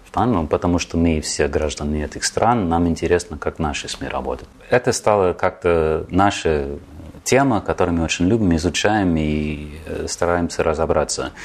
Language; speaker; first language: Russian; non-native, fluent; English